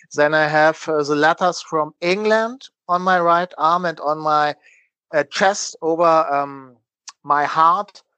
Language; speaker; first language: English; non-native, learner; German